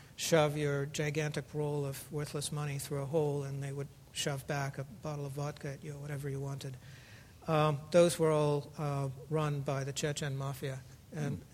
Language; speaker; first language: English; early bilingual, other home language; Russian